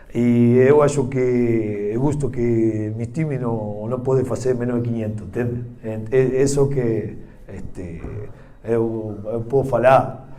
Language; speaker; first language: Portuguese; non-native, learner; Spanish